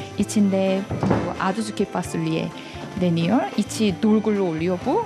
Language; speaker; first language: Turkish; non-native, fluent; Korean